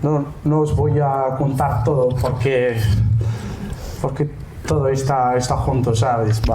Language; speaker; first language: Spanish; non-native, learner; Central Atlas Tamazight